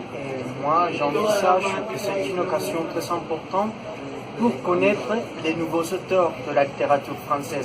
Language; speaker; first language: French; non-native, fluent; Spanish